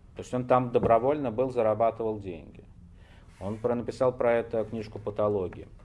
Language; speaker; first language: Russian; native; Russian